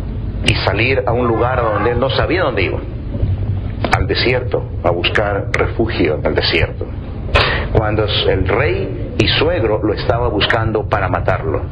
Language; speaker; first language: Spanish; native; Spanish